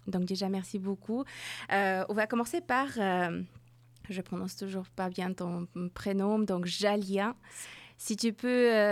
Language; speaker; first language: French; non-native, fluent; Persian